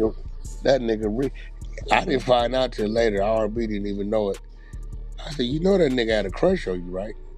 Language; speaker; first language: English; native; English